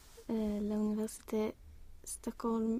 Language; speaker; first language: French; non-native, learner; Swedish